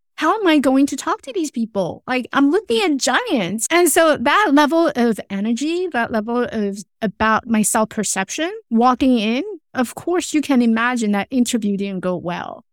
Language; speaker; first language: English; non-native, fluent; Chinese